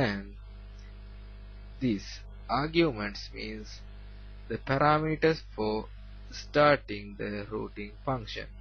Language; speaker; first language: English; non-native, learner; Sinhala